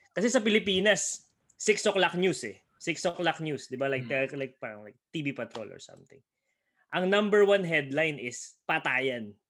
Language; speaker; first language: Filipino; non-native, local second language; Bikol